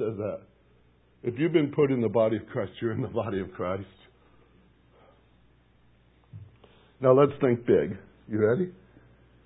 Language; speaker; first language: English; native; English